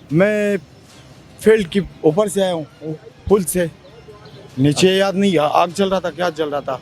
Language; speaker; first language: Hindi; non-native, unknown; Pashto